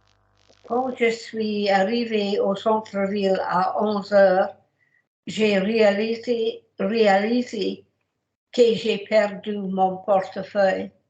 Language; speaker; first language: French; non-native, learner; English